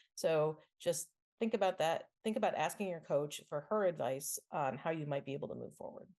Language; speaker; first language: English; native; English